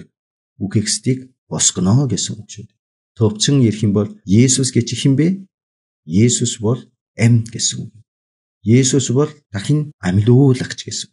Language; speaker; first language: Mongolian; non-native, fluent; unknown